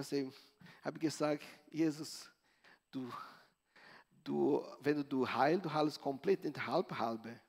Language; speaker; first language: German; non-native, learner; Portuguese